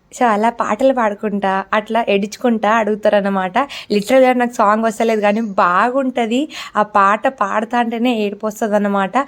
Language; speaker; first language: Telugu; non-native, local second language; Lambadi